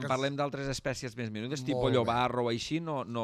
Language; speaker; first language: Catalan; native; Catalan